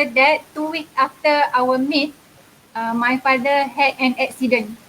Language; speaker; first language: English; non-native, local second language; Malay